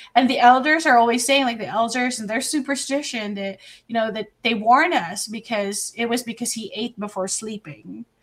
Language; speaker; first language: English; non-native, local second language; Filipino